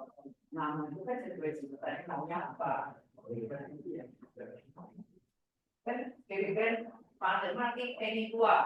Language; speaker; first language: Indonesian; native; Indonesian